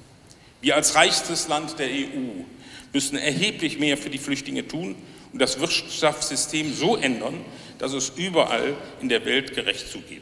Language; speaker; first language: German; native; German